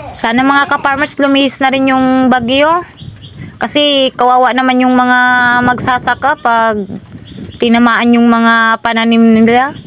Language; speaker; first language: Filipino; non-native, local second language; Bikol